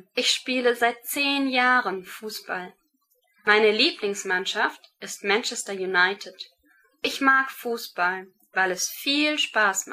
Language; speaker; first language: German; non-native, learner; English